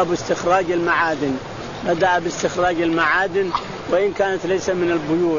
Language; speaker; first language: Arabic; native; Arabic